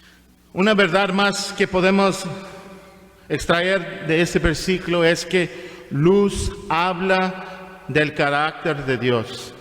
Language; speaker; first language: Spanish; non-native, fluent; English